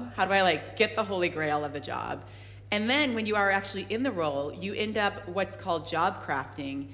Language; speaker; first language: English; native; English